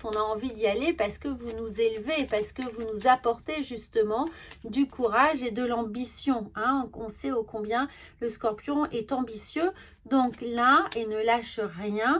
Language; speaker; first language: French; native; French